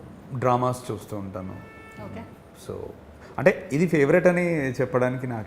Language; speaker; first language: Telugu; native; Telugu